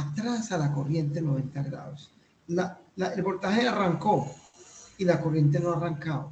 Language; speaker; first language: Spanish; native; Spanish